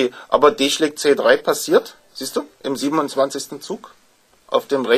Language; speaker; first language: German; native; German